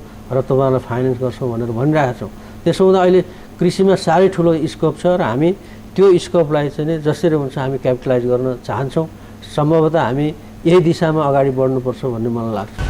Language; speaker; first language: Nepali; native; Nepali